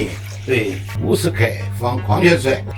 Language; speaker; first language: Chinese; native; Chinese